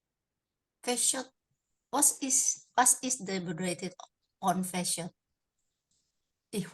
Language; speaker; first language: German; non-native, learner; Indonesian